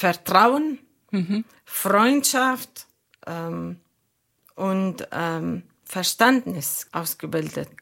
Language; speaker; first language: German; non-native, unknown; Arabic